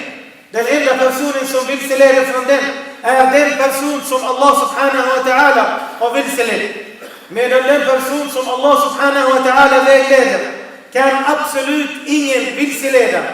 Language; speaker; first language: Swedish; non-native, fluent; Arabic